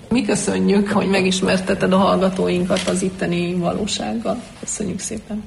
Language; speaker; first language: Hungarian; native; Hungarian